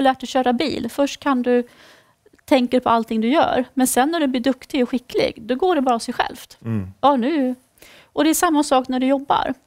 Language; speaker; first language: Swedish; native; Swedish